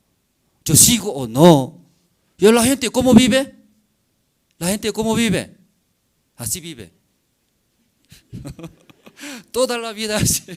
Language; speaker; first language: Spanish; non-native, learner; Korean